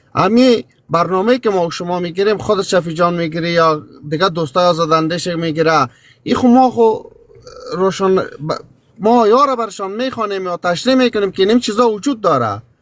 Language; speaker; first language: Persian; native; Persian